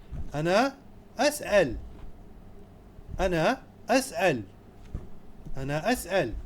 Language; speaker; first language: Arabic; non-native, fluent; Urdu